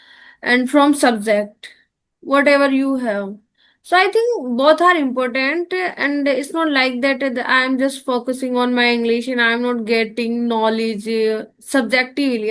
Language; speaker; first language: English; non-native, learner; Hindi